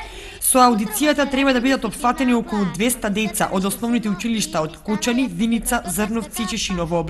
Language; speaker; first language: Macedonian; native; Macedonian